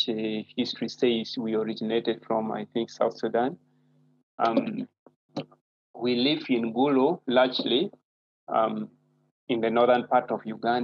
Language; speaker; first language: English; non-native, local second language; Acoli